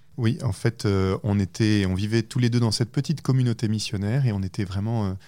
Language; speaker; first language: French; native; French